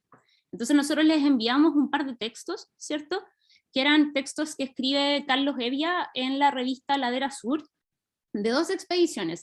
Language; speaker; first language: Spanish; native; Spanish